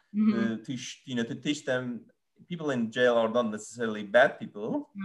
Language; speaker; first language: English; non-native, fluent; Persian